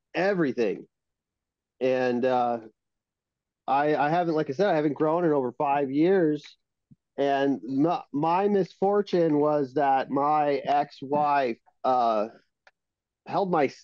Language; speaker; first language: English; native; English